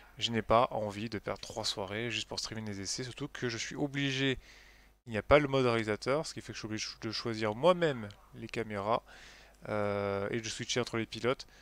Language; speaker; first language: French; native; French